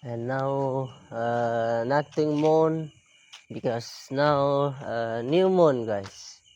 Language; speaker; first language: English; non-native, learner; Indonesian